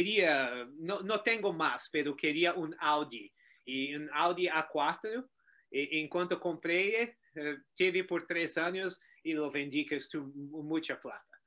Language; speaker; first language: Spanish; non-native, learner; Portuguese